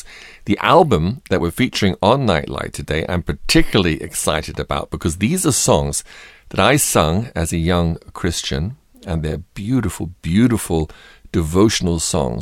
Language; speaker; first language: English; native; English